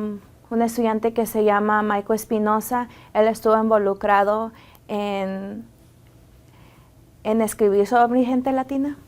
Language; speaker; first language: Spanish; early bilingual, heritage; Spanish